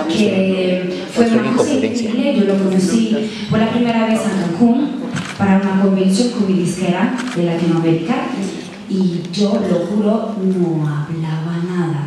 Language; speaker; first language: Spanish; non-native, learner; Italian